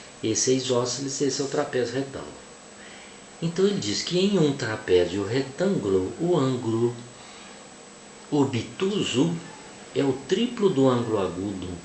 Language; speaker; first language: Portuguese; native; Portuguese